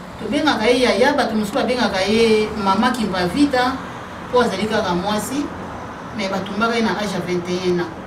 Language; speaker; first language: Lingala; non-native, local second language; Kongo